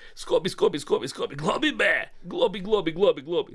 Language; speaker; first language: Bulgarian; non-native, fluent; Ukrainian